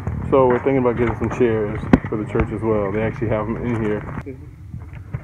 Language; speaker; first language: English; native; English